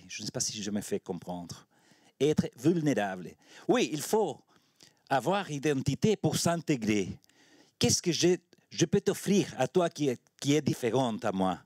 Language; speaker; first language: French; non-native, learner; Spanish